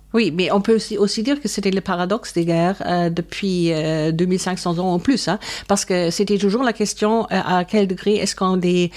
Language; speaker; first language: French; non-native, fluent; German